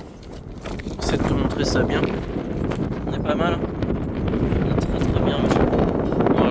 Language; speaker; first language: French; native; French